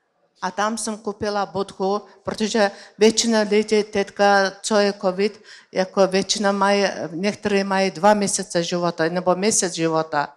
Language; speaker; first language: Czech; non-native, learner; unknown